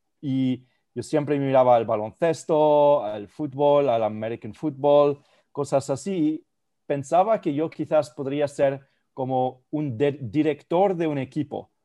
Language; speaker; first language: Spanish; non-native, fluent; German